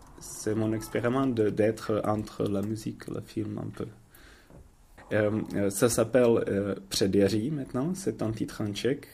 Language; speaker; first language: French; non-native, learner; Czech